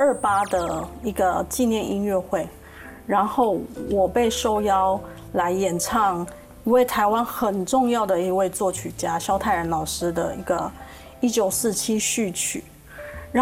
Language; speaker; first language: Chinese; native; Chinese